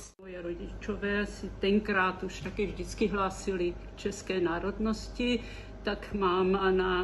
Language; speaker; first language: Czech; early bilingual, heritage; Czech